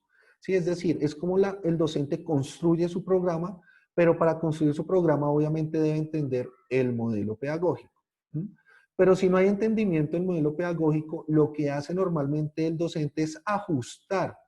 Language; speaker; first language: Spanish; native; Spanish